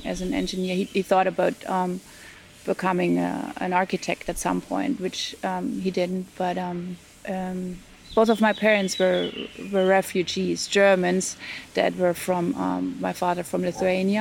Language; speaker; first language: English; non-native, fluent; German